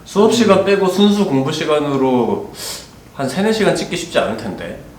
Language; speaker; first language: Korean; native; Korean